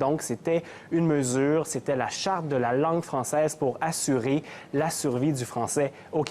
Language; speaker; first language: French; native; French